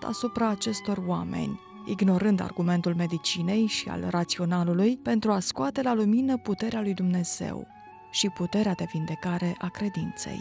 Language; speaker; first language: Romanian; native; Romanian